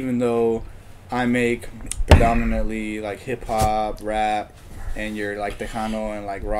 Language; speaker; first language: English; native; English